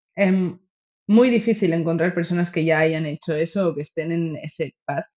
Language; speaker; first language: Spanish; native; Spanish